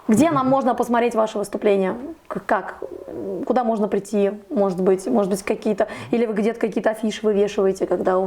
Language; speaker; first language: Russian; native; Russian